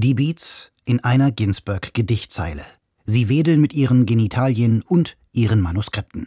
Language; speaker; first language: German; native; German